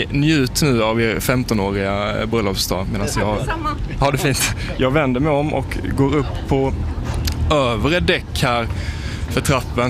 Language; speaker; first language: Swedish; native; Swedish